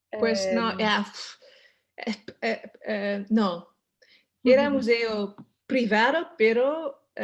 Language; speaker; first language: Spanish; non-native, learner; Dutch